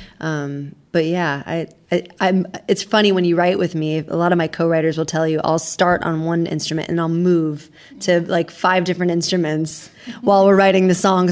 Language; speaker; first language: English; native; English